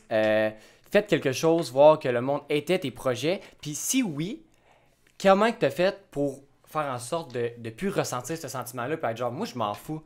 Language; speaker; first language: French; native; French